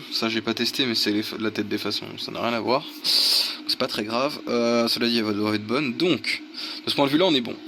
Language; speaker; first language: French; native; French